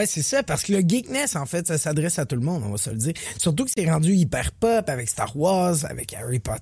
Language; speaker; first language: French; native; French